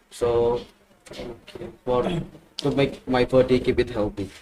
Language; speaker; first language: English; non-native, learner; Indonesian